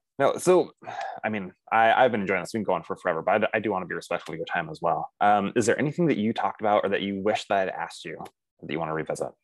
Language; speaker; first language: English; native; English